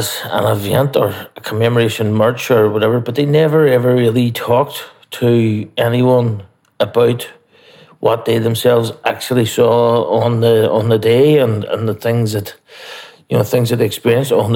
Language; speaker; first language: English; native; English